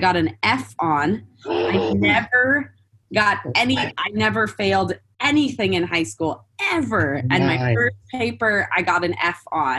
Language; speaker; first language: English; native; English